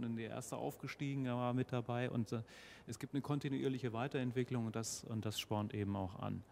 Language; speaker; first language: German; native; German